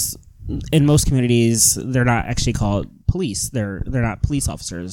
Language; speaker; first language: English; native; English